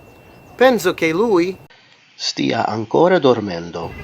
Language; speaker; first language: Italian; non-native, fluent; English